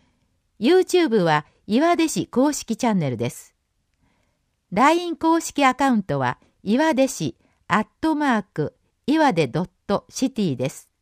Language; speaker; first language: Japanese; native; Japanese